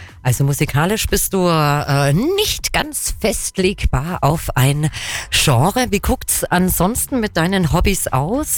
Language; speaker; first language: German; native; German